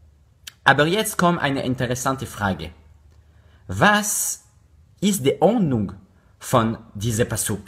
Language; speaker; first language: German; non-native, learner; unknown